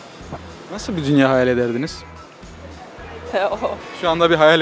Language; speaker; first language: Turkish; native; Turkish